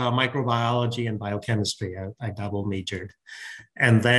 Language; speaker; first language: English; non-native, local second language; Min Nan Chinese